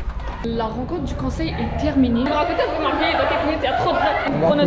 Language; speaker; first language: French; native; French